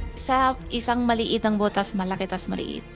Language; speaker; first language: Filipino; non-native, learner; Chinese